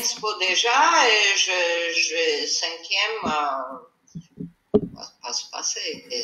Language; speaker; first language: French; non-native, fluent; Armenian